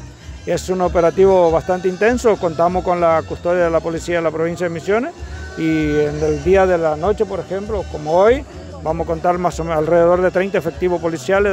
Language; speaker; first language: Spanish; native; Spanish